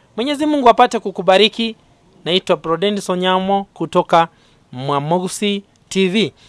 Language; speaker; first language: Swahili; non-native, local second language; Gusii